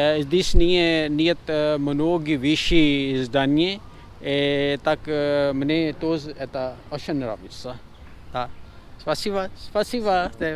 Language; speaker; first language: Russian; non-native, learner; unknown